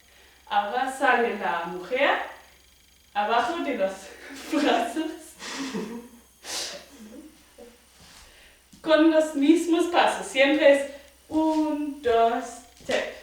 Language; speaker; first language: Spanish; non-native, fluent; German